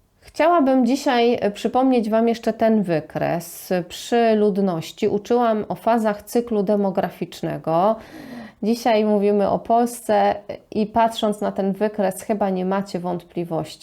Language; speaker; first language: Polish; native; Polish